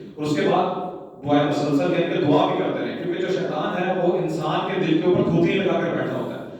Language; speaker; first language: Urdu; non-native, local second language; Punjabi